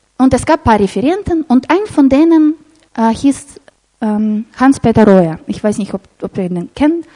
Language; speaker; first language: German; non-native, fluent; Russian